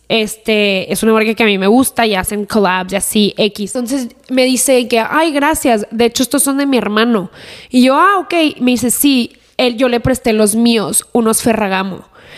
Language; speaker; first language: Spanish; native; Spanish